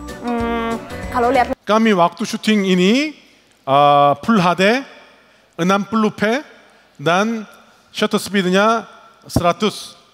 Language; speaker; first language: Indonesian; non-native, learner; Korean